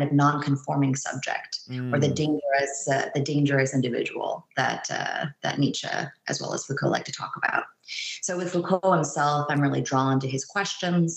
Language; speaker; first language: English; native; English